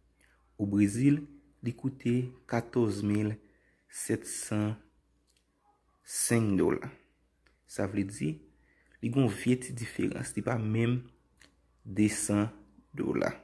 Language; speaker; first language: French; non-native, local second language; Haitian Creole